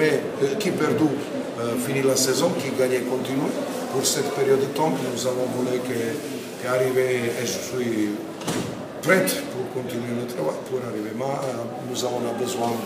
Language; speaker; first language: French; non-native, learner; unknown